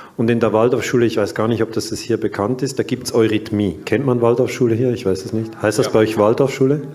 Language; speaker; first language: German; native; German